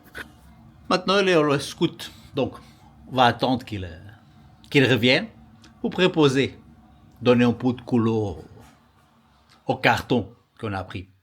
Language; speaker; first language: French; non-native, fluent; Portuguese